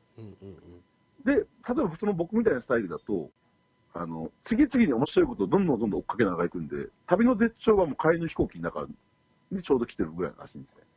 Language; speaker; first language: Japanese; native; Japanese